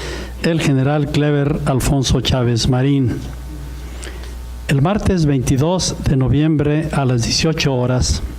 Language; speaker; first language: Spanish; native; Spanish